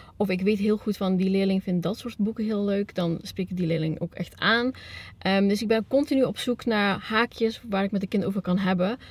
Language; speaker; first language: Dutch; early bilingual, other home language; Spanish